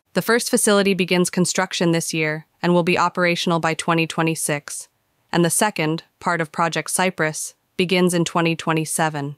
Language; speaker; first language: English; native; English